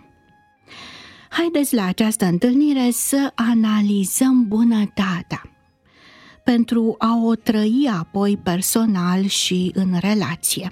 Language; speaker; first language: Romanian; native; Romanian